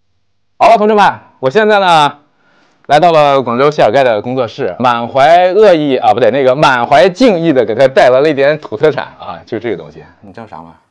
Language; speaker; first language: Chinese; native; Chinese